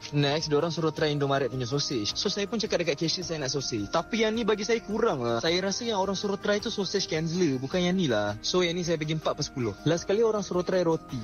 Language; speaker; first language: Malay; native; Malay